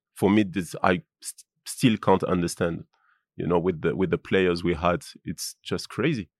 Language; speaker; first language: English; non-native, fluent; French